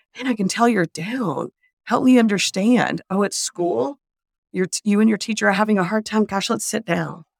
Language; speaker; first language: English; native; English